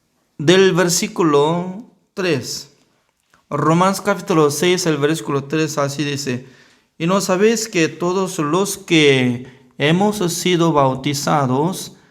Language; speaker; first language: Spanish; non-native, learner; Korean